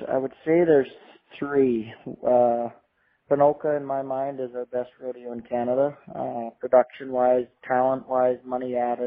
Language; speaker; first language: English; native; English